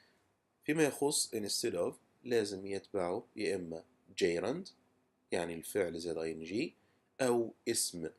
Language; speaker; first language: Arabic; native; Arabic